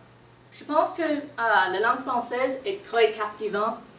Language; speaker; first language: French; non-native, learner; English